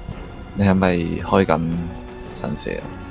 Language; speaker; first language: Chinese; native; Chinese